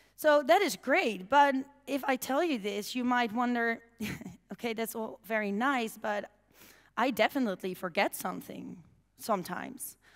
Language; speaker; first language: English; non-native, fluent; Dutch